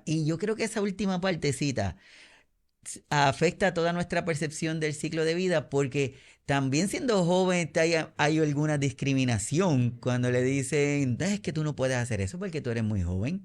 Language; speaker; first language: Spanish; native; Spanish